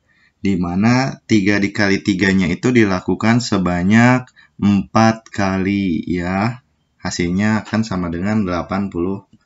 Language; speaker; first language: Indonesian; native; Indonesian